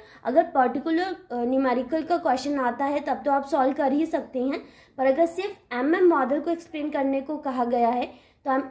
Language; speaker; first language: Hindi; native; Hindi